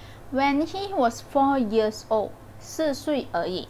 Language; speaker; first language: English; non-native, local second language; Chinese